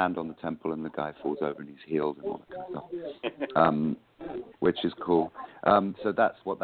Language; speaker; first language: English; native; English